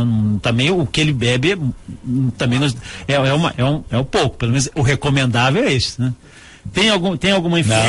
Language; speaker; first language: Portuguese; native; Portuguese